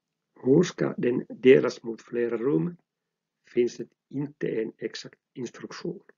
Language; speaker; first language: Swedish; non-native, local second language; Finnish